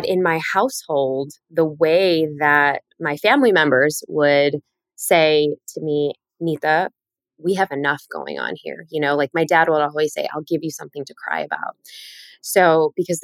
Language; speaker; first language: English; native; English